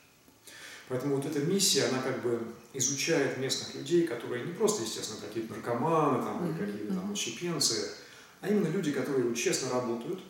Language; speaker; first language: Russian; native; Russian